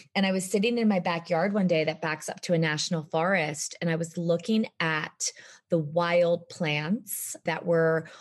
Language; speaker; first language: English; native; English